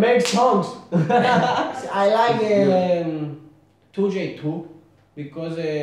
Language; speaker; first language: English; non-native, learner; Greek